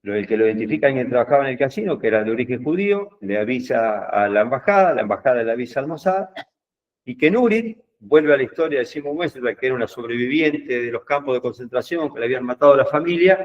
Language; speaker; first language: Spanish; native; Spanish